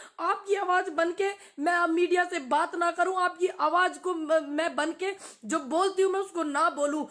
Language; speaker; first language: Hindi; native; Hindi